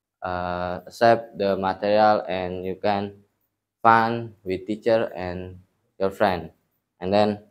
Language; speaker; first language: English; non-native, learner; Indonesian